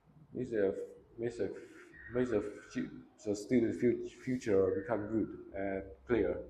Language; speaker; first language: English; non-native, learner; Vietnamese